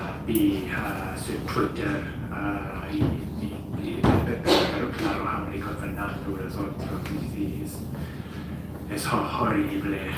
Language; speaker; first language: Spanish; non-native, fluent; English